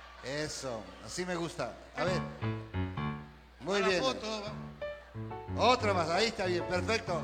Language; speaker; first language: Spanish; native; Spanish